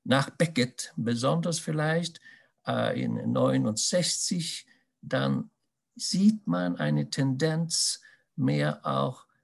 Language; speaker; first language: German; non-native, fluent; Swedish